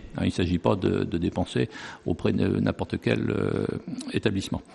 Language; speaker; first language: French; native; French